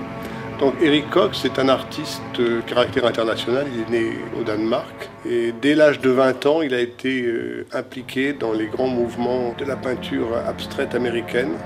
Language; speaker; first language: French; native; French